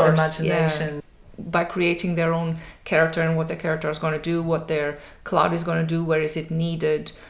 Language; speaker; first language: English; non-native, fluent; Portuguese